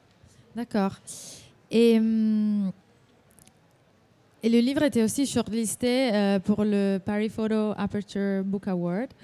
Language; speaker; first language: French; non-native, fluent; Italian